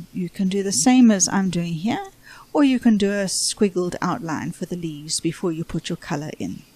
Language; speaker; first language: English; native; English